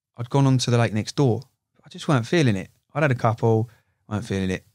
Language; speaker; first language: English; native; English